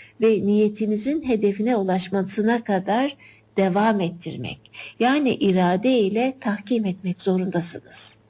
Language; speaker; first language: Turkish; native; Turkish